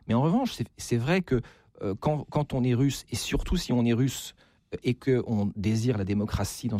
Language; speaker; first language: French; native; French